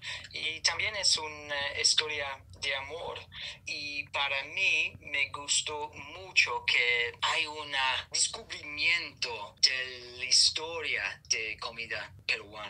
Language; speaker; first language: Spanish; non-native, fluent; English